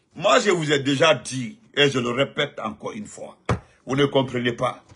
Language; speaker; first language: French; non-native, local second language; Fula